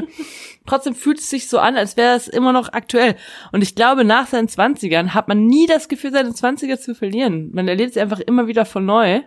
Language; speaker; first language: German; native; German